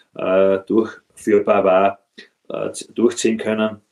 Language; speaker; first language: German; native; German